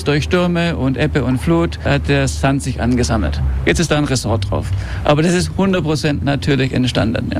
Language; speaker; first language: German; non-native, fluent; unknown